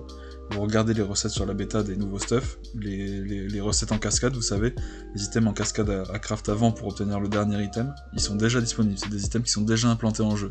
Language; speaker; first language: French; native; French